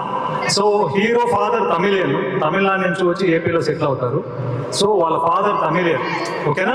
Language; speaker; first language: Telugu; native; Telugu